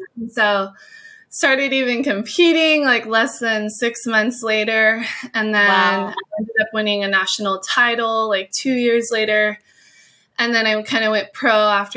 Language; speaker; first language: English; native; English